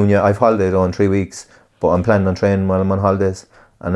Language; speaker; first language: English; native; English